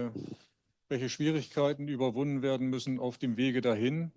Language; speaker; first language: German; native; German